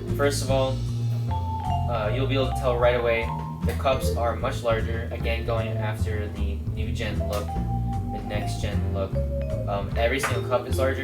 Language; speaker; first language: English; native; English